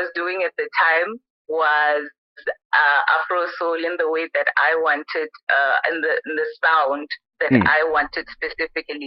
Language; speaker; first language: English; non-native, local second language; Venda